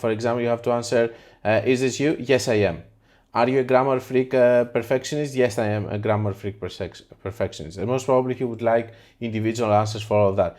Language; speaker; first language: English; non-native, fluent; Greek